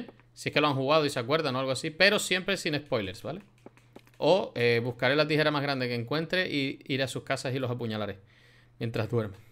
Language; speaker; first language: Spanish; native; Spanish